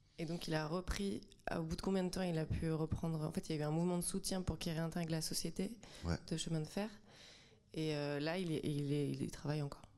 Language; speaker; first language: French; native; French